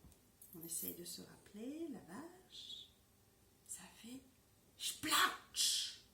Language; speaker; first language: French; native; French